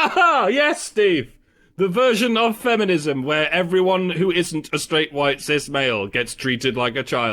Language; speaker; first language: English; native; English